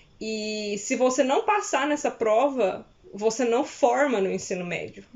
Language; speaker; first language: Portuguese; native; Portuguese